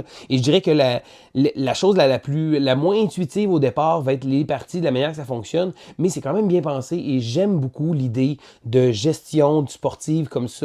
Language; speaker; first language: French; native; French